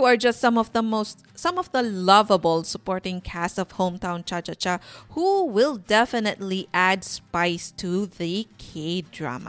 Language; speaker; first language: English; non-native, local second language; Bikol